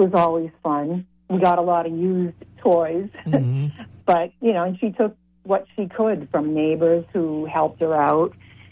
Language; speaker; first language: English; native; English